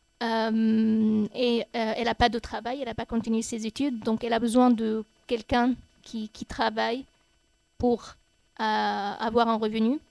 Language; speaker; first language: French; non-native, fluent; Arabic